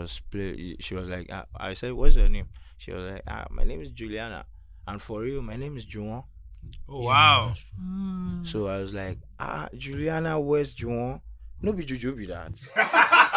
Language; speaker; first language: English; non-native, local second language; Yoruba